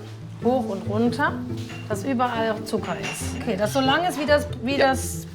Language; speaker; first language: German; native; German